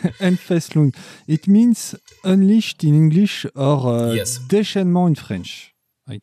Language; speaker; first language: English; non-native, learner; French